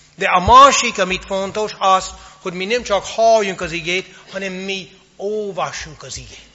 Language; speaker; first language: Hungarian; non-native, fluent; English